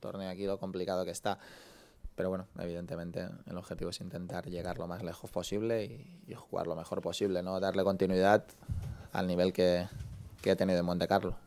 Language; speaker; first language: Spanish; native; Spanish